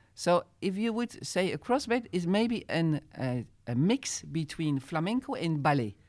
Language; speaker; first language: English; non-native, fluent; Dutch